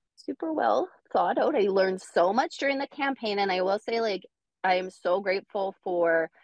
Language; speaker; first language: English; native; English